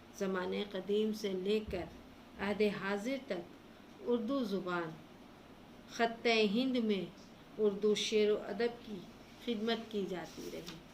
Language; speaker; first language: Urdu; native; Urdu